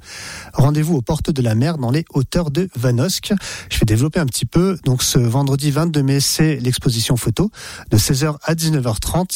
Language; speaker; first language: French; native; French